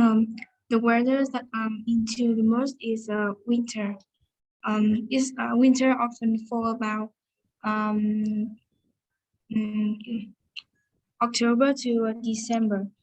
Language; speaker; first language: English; non-native, learner; Vietnamese